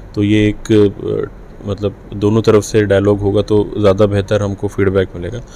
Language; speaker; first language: Hindi; native; Hindi